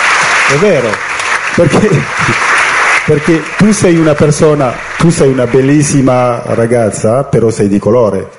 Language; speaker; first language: Italian; non-native, fluent; French